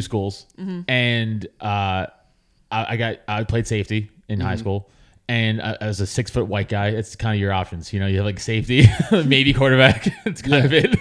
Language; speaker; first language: English; native; English